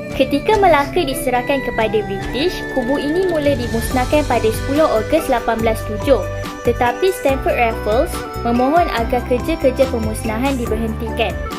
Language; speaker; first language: Malay; native; Malay